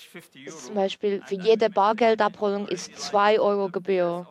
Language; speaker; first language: German; non-native, learner; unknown